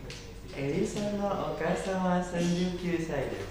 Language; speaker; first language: Japanese; non-native, learner; Indonesian